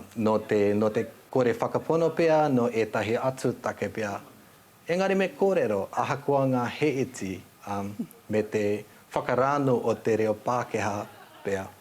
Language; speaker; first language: Māori; non-native, fluent; Nepali